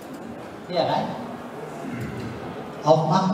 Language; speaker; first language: German; non-native, learner; Turkish